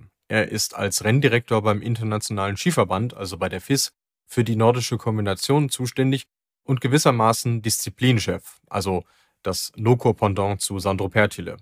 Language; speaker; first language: German; native; German